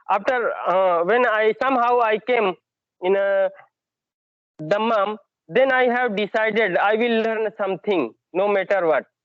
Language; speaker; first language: English; non-native, learner; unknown